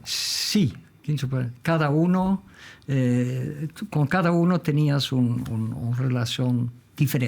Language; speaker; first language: Spanish; non-native, fluent; Dutch